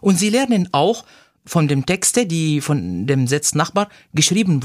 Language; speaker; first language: German; non-native, fluent; Arabic